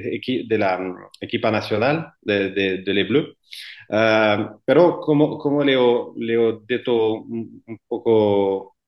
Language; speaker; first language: Spanish; non-native, fluent; French